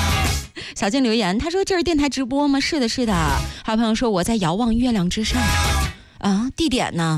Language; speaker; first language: Chinese; native; Chinese